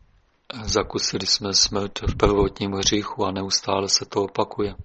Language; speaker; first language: Czech; native; Czech